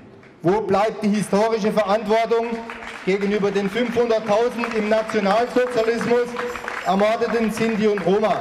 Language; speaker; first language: German; native; German